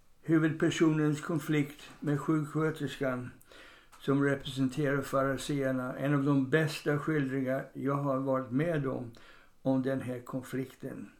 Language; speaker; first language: Swedish; non-native, fluent; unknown